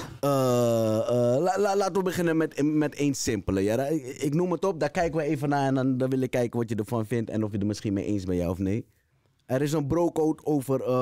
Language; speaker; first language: Dutch; native; Dutch